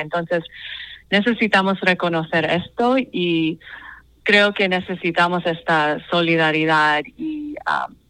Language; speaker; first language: Spanish; non-native, fluent; English